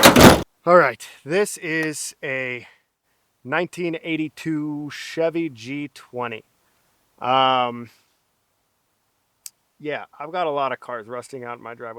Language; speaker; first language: English; native; English